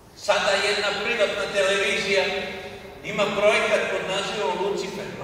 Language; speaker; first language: Serbian; non-native, fluent; Greek